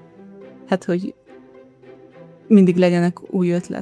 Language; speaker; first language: Hungarian; early bilingual, other home language; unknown